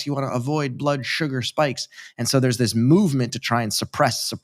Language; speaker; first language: English; native; English